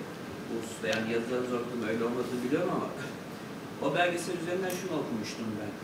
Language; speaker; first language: Turkish; native; Turkish